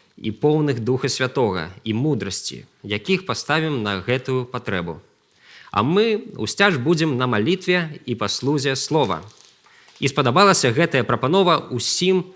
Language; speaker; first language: Belarusian; non-native, local second language; Russian